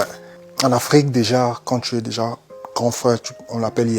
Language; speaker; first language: French; non-native, local second language; Lingala